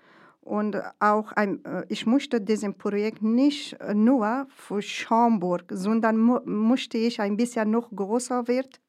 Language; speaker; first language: German; non-native, fluent; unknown